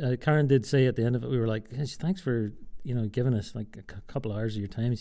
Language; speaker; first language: English; native; English